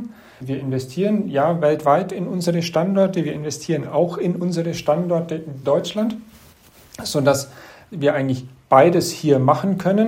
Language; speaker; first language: German; native; German